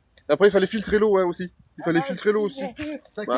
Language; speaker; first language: French; native; French